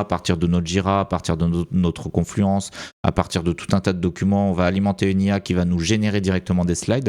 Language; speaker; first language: French; native; French